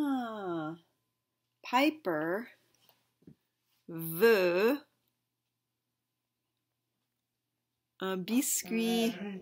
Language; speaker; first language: French; non-native, fluent; English